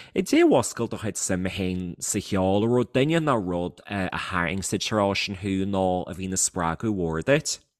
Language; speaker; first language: Irish; native; Irish